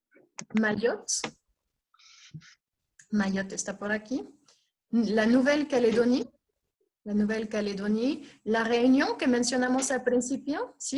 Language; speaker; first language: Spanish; non-native, fluent; French